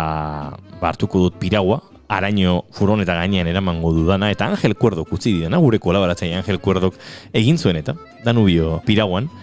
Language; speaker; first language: Basque; native; Basque